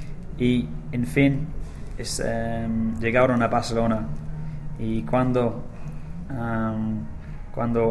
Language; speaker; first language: Spanish; non-native, learner; English